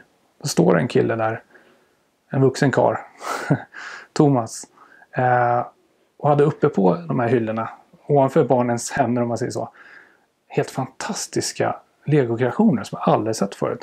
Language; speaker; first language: Swedish; native; Swedish